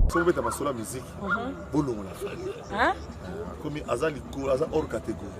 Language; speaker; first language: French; non-native, local second language; Lingala